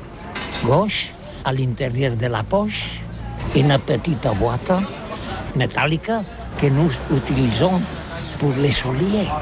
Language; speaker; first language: French; non-native, learner; Catalan